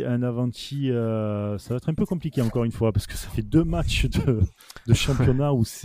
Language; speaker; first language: French; native; French